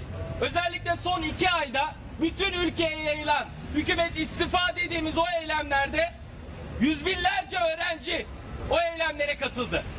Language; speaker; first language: Turkish; native; Turkish